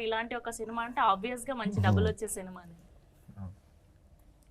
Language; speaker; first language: Telugu; native; Telugu